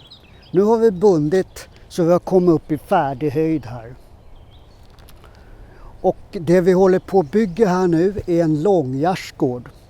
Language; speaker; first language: Swedish; native; Swedish